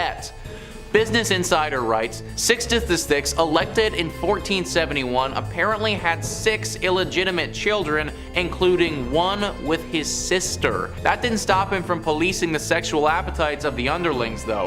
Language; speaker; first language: English; native; English